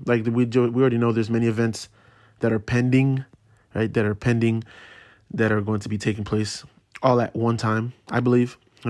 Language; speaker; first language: English; native; English